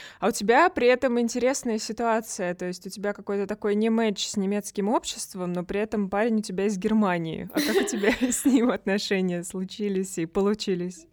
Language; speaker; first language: Russian; native; Russian